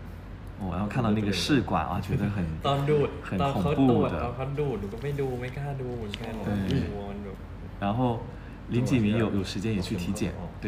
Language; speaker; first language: Chinese; non-native, fluent; Thai